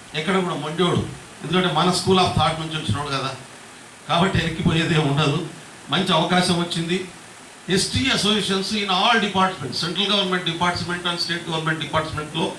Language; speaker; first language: Telugu; non-native, local second language; Lambadi